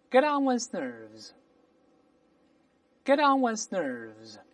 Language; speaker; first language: English; non-native, fluent; Chinese